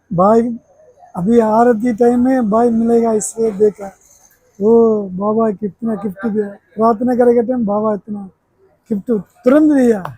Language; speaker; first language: Hindi; non-native, local second language; Tamil